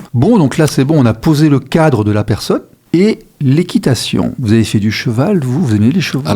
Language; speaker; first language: French; native; French